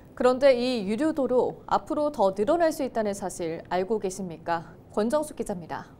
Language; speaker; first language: Korean; native; Korean